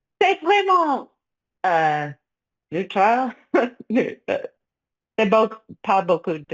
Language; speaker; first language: French; non-native, fluent; English